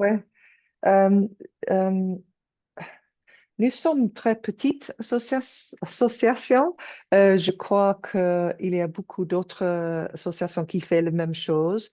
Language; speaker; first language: French; non-native, learner; English